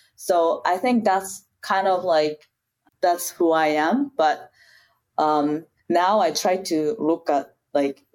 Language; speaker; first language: English; non-native, fluent; Japanese